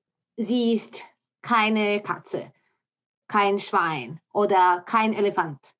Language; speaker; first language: German; non-native, learner; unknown